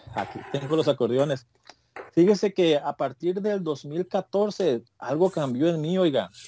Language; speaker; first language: Spanish; native; Spanish